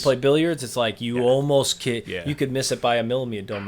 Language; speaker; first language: English; native; English